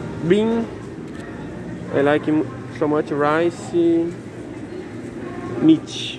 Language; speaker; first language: English; non-native, learner; Portuguese